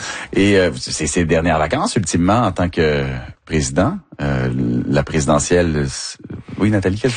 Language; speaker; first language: French; native; French